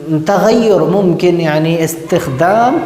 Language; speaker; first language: Arabic; non-native, fluent; Urdu